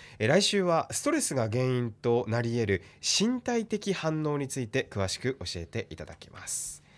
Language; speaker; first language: Japanese; native; Japanese